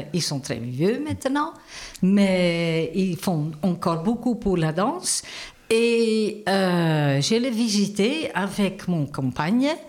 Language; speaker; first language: French; non-native, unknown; Dutch